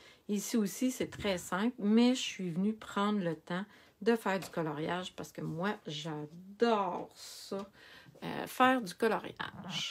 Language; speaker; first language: French; native; French